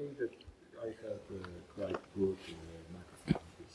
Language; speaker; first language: English; non-native, learner; Polish